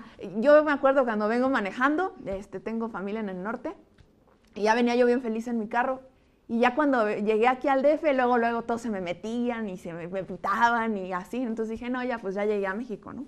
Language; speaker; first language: Spanish; native; Spanish